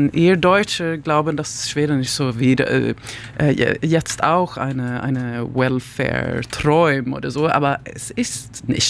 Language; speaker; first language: German; non-native, learner; Swedish